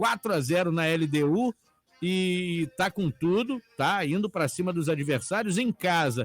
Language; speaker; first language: Portuguese; native; Portuguese